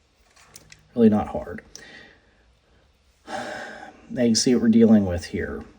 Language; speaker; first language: English; native; English